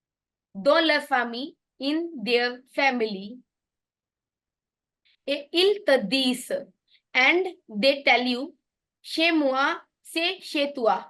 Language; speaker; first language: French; non-native, fluent; Punjabi